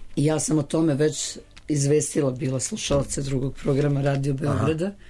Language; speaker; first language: Serbian; native; Serbian